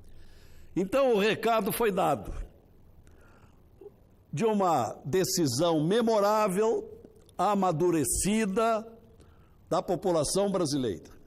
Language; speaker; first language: Portuguese; native; Portuguese